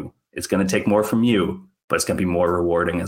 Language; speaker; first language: English; native; English